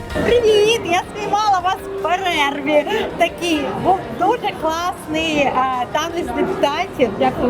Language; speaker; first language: Ukrainian; native; Ukrainian